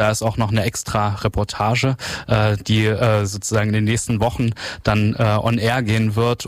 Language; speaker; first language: German; native; German